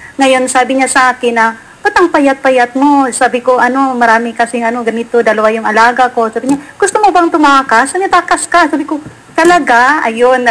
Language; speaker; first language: Filipino; non-native, local second language; Cebuano